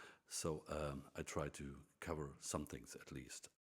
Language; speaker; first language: English; non-native, fluent; German